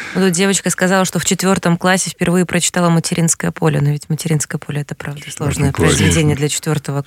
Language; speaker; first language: Russian; native; Russian